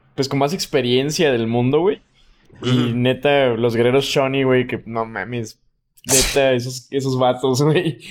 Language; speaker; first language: Spanish; native; Spanish